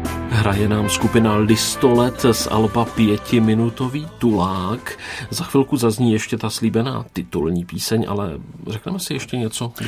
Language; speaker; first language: Czech; native; Czech